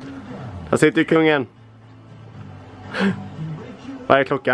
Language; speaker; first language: Swedish; native; Swedish